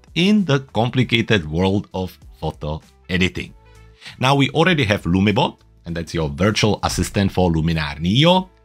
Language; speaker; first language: English; non-native, fluent; Czech